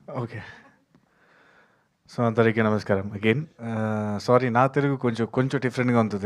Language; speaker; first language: Telugu; early bilingual, heritage; Telugu